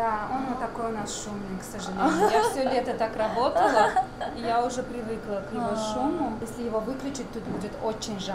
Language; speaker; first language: Russian; non-native, local second language; Uzbek